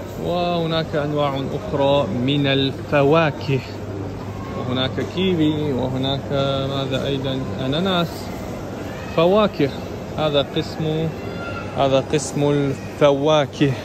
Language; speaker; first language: Arabic; non-native, fluent; Russian